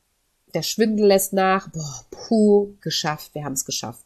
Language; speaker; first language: German; native; German